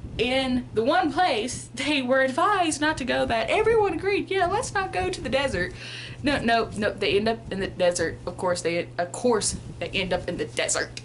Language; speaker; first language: English; native; English